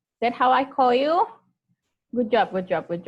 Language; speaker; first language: English; non-native, fluent; Indonesian